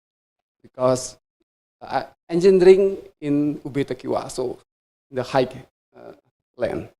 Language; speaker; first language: English; non-native, fluent; Indonesian